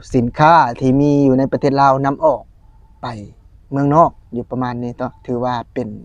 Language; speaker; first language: Lao; native; Lao